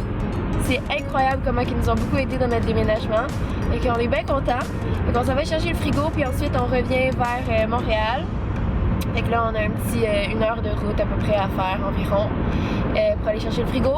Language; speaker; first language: French; native; French